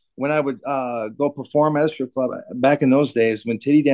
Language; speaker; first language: English; native; English